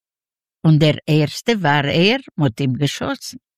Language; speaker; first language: German; non-native, learner; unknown